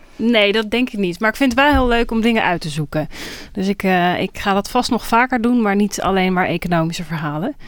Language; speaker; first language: Dutch; native; Dutch